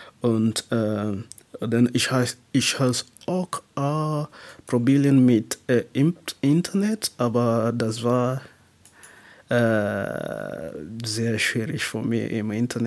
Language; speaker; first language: German; non-native, learner; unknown